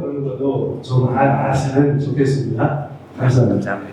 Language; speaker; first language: Korean; non-native, fluent; Nepali